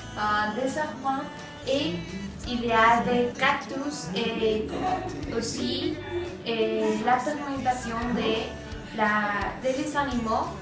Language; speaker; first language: French; non-native, learner; Spanish